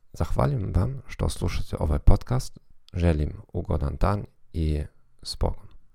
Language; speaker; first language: Croatian; non-native, fluent; German